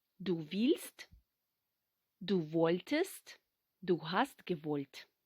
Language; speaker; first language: German; non-native, fluent; Ukrainian